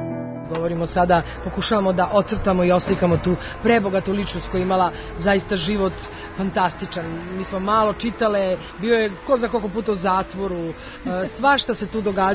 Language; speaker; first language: Serbian; native; Serbian